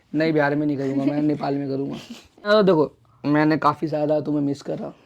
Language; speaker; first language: Hindi; native; Hindi